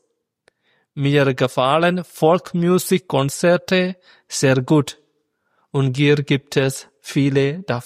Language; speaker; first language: German; non-native, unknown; Malayalam